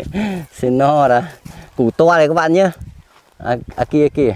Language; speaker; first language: Portuguese; non-native, learner; Vietnamese